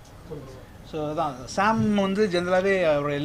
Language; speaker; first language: Tamil; native; Tamil